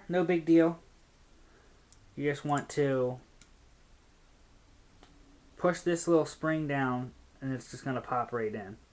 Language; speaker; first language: English; native; English